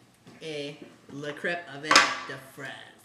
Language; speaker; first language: French; non-native, learner; English